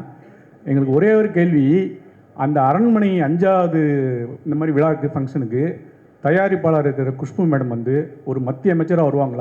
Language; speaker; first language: Tamil; native; Tamil